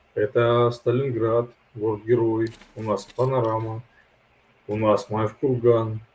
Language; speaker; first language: Russian; native; Russian